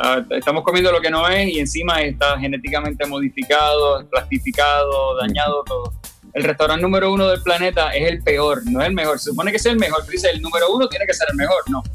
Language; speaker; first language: Spanish; native; Spanish